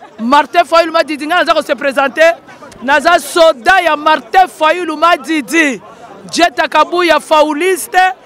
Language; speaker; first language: Lingala; non-native, local second language; Luba-Lulua